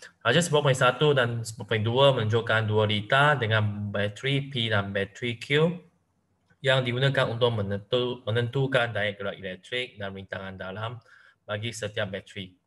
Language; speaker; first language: Malay; non-native, local second language; Chinese